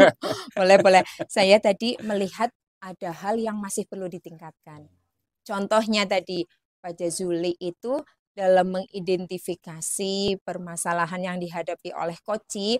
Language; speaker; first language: Indonesian; native; Indonesian